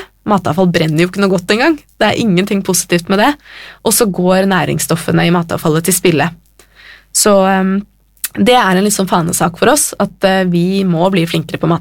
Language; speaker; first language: Norwegian; native; Norwegian